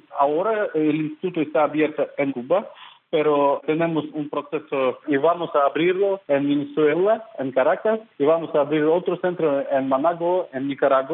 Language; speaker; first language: Spanish; non-native, fluent; Russian